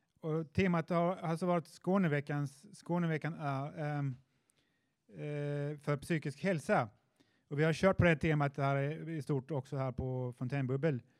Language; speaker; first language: Swedish; native; Swedish